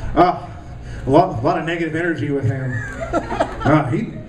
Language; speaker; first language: English; native; English